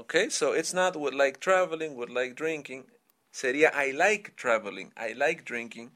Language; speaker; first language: English; non-native, fluent; Spanish